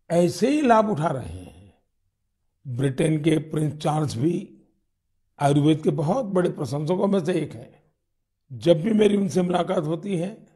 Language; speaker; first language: Hindi; non-native, local second language; Gujarati